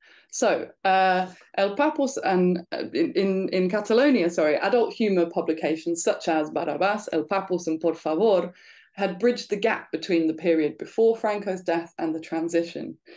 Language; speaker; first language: English; native; English